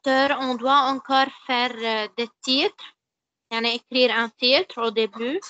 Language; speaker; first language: French; non-native, learner; Arabic